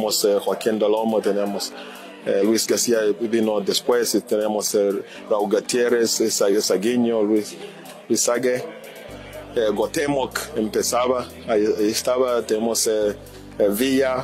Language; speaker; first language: Spanish; non-native, fluent; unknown